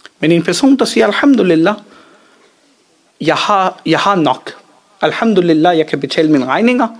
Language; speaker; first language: Danish; early bilingual, other home language; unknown